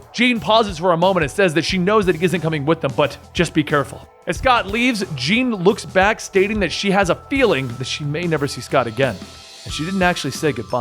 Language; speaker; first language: English; native; English